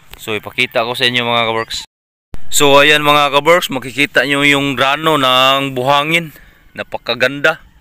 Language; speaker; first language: Filipino; non-native, local second language; Cebuano